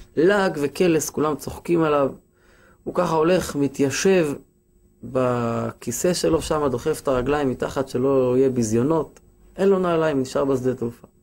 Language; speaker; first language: Hebrew; native; Hebrew